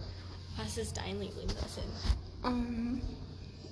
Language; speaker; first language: German; non-native, learner; English